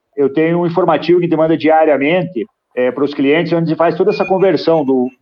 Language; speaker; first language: Portuguese; native; Portuguese